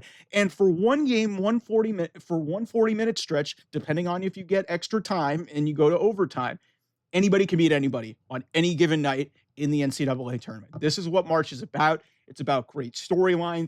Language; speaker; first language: English; native; English